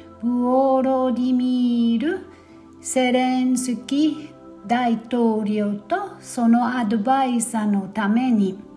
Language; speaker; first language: Japanese; non-native, fluent; German